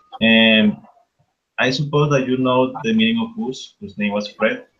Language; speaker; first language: English; non-native, fluent; Spanish